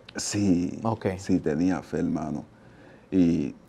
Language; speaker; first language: Spanish; native; Spanish